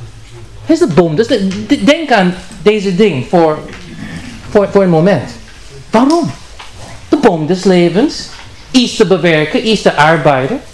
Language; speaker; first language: Dutch; non-native, learner; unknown